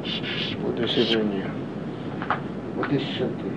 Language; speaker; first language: Russian; non-native, learner; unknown